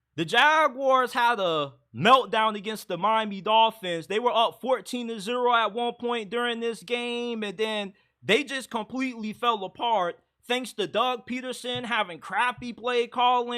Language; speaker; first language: English; native; English